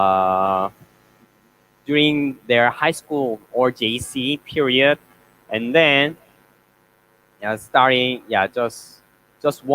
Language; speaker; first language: English; non-native, learner; Korean